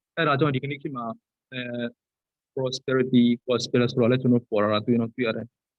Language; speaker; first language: Burmese; non-native, local second language; Tedim Chin